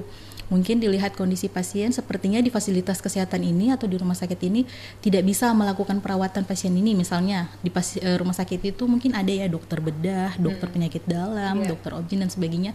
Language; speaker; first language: Indonesian; native; Indonesian